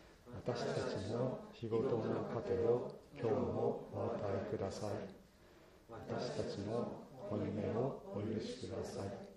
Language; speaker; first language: Japanese; native; Japanese